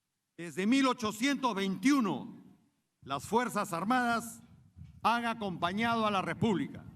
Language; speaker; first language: Spanish; native; Spanish